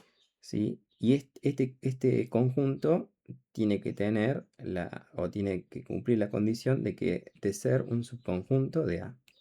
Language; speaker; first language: Spanish; native; Spanish